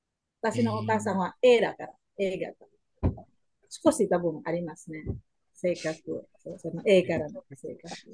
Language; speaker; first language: Japanese; non-native, learner; Indonesian